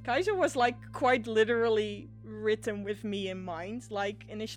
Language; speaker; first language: English; non-native, fluent; Dutch